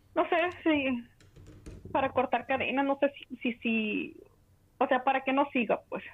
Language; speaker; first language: Spanish; native; Spanish